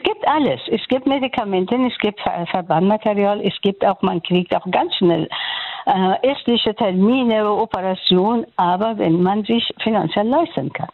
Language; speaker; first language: German; non-native, fluent; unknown